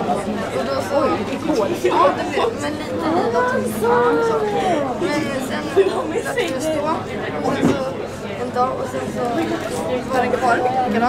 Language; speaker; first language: Swedish; native; Swedish